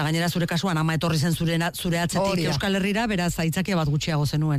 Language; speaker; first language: Basque; native; Basque